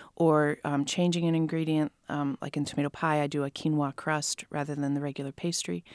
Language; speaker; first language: English; native; English